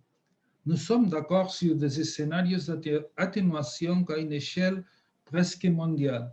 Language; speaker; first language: French; non-native, fluent; Spanish